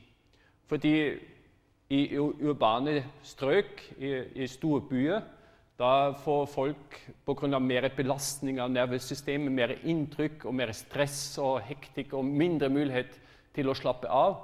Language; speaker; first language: Norwegian; non-native, fluent; German